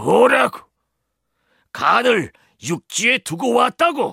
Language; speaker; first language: Korean; non-native, fluent; Vietnamese